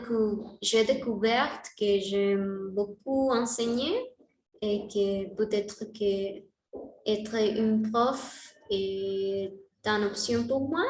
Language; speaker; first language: French; non-native, learner; Spanish